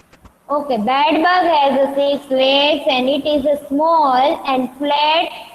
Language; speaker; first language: English; non-native, local second language; Hindi